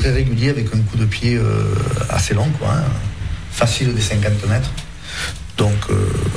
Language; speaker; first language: French; native; French